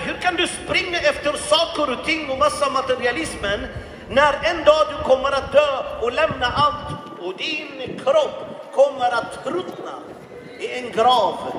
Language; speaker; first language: Swedish; non-native, fluent; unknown